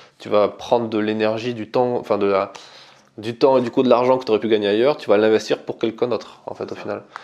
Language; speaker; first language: French; native; French